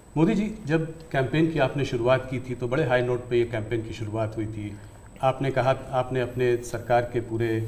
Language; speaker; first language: Hindi; native; Hindi